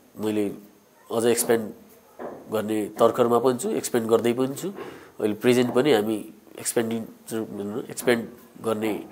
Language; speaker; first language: Nepali; non-native, local second language; Bhojpuri